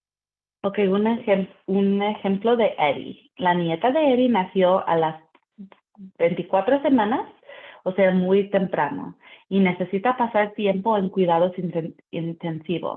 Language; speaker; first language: Spanish; early bilingual, heritage; Spanish